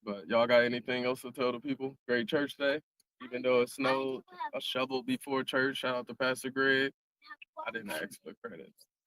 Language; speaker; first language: English; native; English